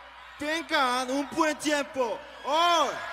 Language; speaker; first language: Spanish; non-native, learner; Korean